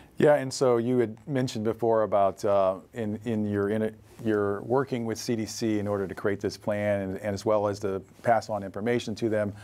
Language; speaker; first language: English; native; English